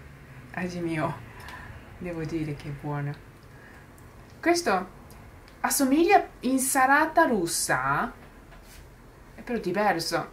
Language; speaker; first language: Italian; non-native, learner; Japanese